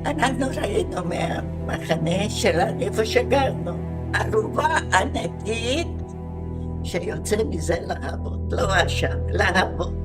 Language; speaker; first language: Hebrew; non-native, fluent; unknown